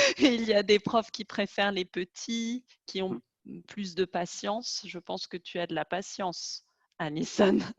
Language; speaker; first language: French; native; French